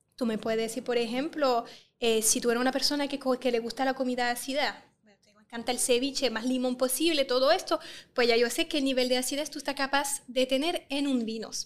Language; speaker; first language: Spanish; non-native, fluent; French